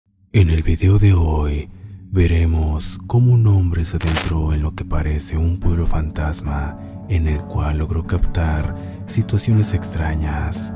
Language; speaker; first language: Spanish; native; Spanish